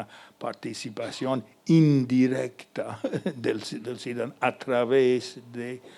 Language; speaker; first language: Italian; non-native, fluent; English